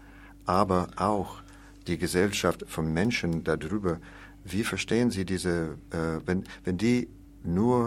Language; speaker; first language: German; non-native, learner; English